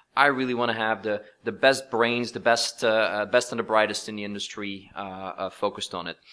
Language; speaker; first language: English; non-native, fluent; Dutch